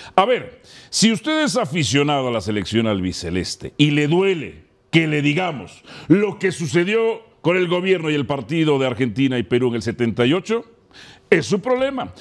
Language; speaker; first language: Spanish; native; Spanish